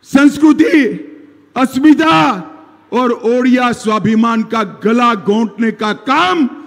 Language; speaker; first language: Hindi; non-native, local second language; Gujarati